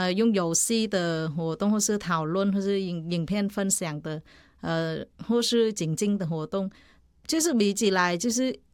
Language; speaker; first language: Chinese; non-native, fluent; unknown